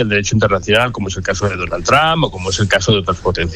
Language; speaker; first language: Spanish; native; Spanish